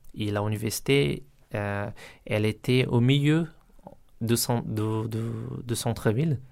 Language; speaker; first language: French; non-native, learner; Portuguese